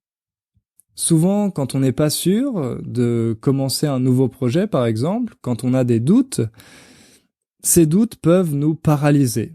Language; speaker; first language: French; native; French